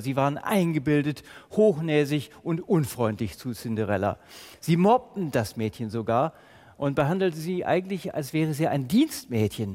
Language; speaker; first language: German; native; German